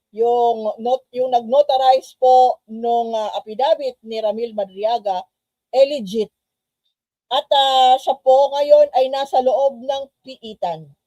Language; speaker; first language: Filipino; non-native, local second language; Cebuano